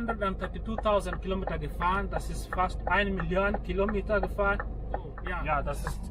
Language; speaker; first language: German; non-native, learner; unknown